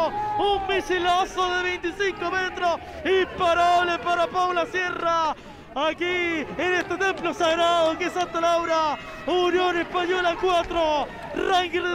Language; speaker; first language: Spanish; native; Spanish